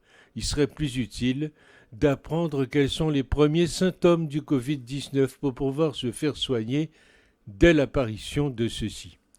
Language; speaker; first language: French; native; French